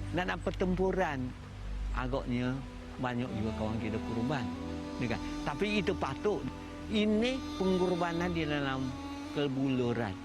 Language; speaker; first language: Malay; non-native, local second language; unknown